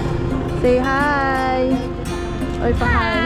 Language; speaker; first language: Filipino; non-native, local second language; Cebuano